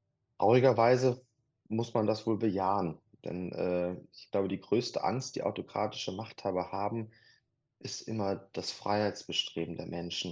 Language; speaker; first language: German; native; German